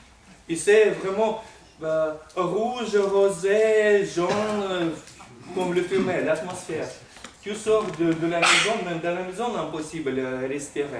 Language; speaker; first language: French; non-native, fluent; Russian